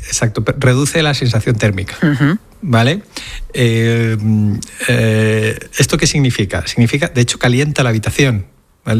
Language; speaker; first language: Spanish; native; Spanish